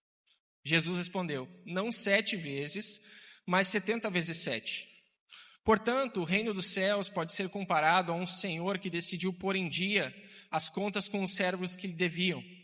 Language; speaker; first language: Portuguese; native; Portuguese